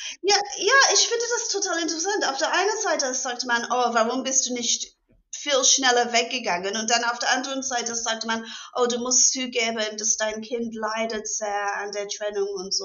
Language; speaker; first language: German; non-native, fluent; English